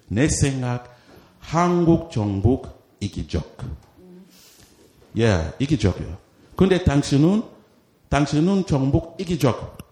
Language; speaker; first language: Korean; non-native, learner; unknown